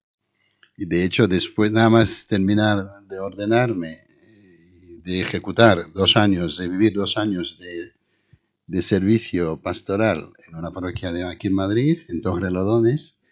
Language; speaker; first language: Spanish; non-native, fluent; Haitian Creole